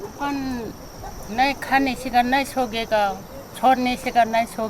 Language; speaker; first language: Hindi; non-native, local second language; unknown